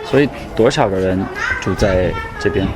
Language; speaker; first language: Chinese; non-native, fluent; English